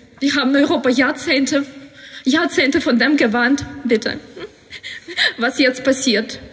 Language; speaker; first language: German; non-native, fluent; Ukrainian